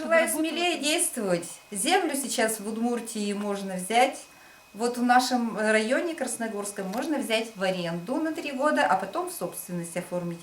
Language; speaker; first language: Russian; native; Russian